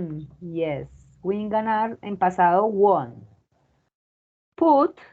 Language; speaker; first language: English; non-native, learner; Spanish